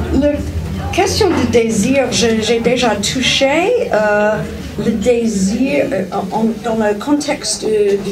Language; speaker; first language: French; non-native, fluent; English